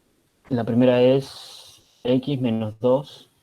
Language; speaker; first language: Spanish; native; Spanish